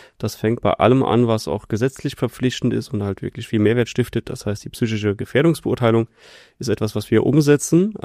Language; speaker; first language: German; native; German